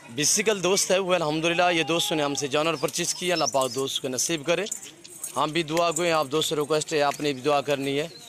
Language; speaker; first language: Urdu; non-native, local second language; Saraiki